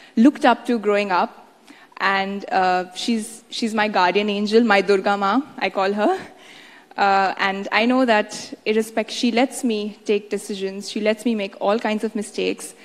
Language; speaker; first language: English; non-native, local second language; Hindi